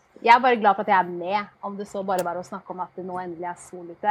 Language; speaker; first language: Norwegian; early bilingual, heritage; Norwegian